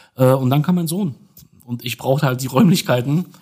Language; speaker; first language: German; native; German